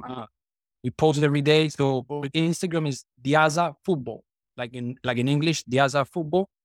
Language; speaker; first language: English; non-native, fluent; Spanish